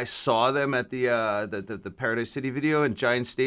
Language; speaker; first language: English; native; English